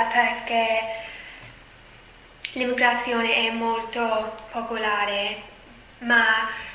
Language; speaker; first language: Italian; non-native, learner; English